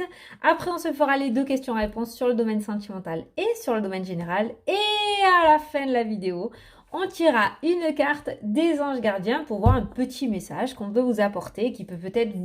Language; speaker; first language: French; native; French